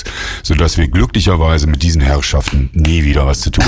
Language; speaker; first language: German; native; German